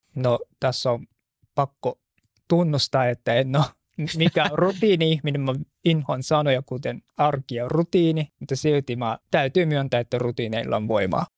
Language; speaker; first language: Finnish; non-native, fluent; Japanese